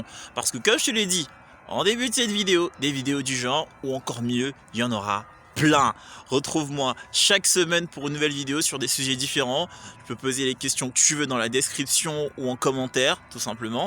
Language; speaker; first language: French; native; French